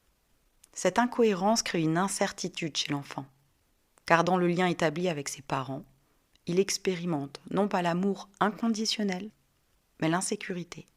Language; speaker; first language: French; native; French